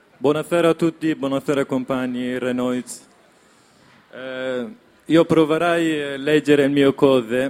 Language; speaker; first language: Italian; non-native, learner; Kurdish